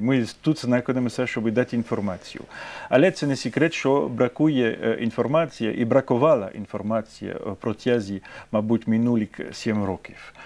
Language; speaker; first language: Ukrainian; non-native, fluent; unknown